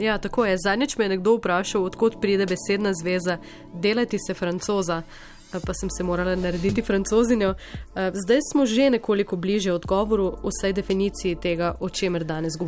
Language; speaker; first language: Slovenian; native; Slovenian